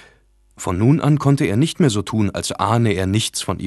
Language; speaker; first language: German; native; German